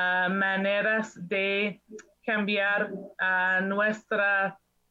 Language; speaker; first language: Spanish; non-native, fluent; English